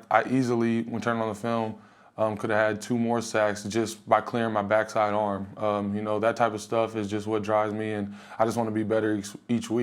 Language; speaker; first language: English; native; English